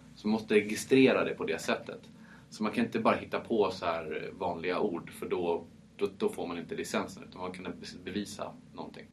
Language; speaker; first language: Swedish; early bilingual, heritage; Swedish